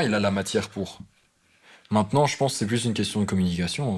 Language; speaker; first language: French; native; French